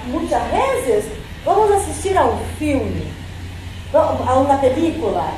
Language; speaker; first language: Spanish; non-native, fluent; Portuguese